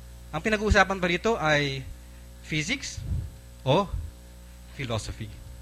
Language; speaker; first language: Filipino; native; Filipino